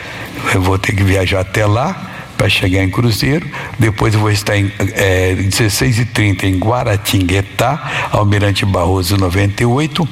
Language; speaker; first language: Portuguese; native; Portuguese